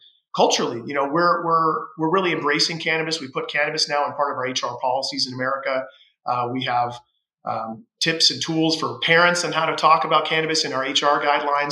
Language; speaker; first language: English; native; English